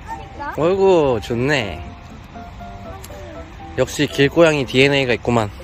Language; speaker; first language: Korean; native; Korean